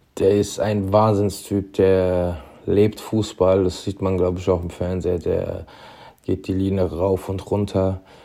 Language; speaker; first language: German; early bilingual, other home language; Turkish